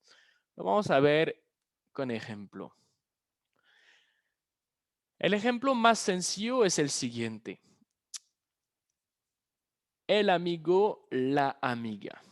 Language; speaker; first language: Spanish; non-native, fluent; French